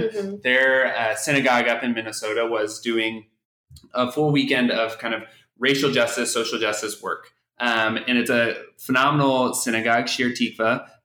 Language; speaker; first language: English; native; English